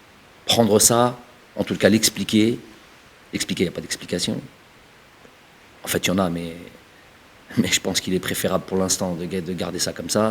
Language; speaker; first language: French; early bilingual, other home language; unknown